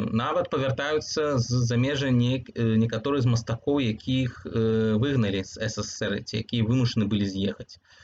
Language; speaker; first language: Belarusian; native; Belarusian